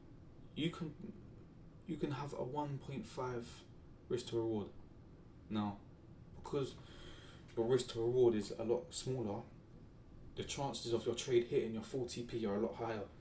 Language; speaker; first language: English; native; English